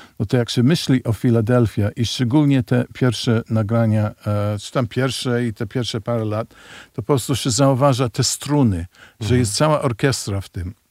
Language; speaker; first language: Polish; early bilingual, heritage; Polish